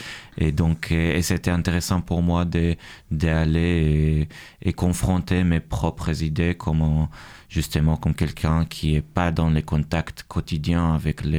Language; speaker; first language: French; non-native, fluent; Hebrew